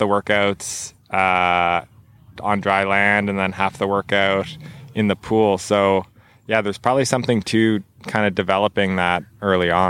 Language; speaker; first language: English; native; English